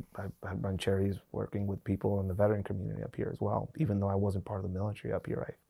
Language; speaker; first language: English; non-native, fluent; Spanish